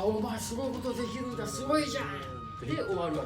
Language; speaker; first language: Japanese; native; Japanese